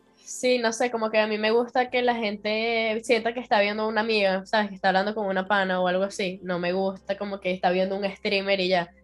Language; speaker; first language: Spanish; native; Spanish